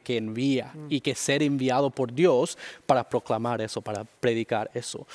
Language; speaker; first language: Spanish; early bilingual, heritage; Spanish